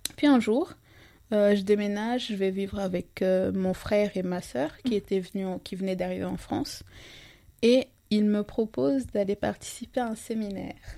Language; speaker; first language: French; non-native, local second language; Ngazidja Comorian